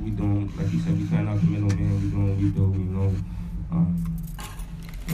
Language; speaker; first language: English; native; English